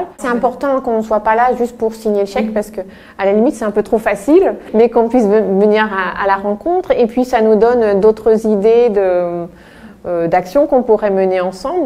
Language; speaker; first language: French; native; French